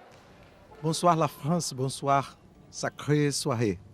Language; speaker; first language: French; non-native, learner; Portuguese